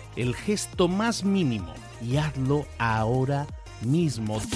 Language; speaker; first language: Spanish; native; Spanish